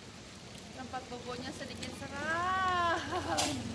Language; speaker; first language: Indonesian; non-native, local second language; Sundanese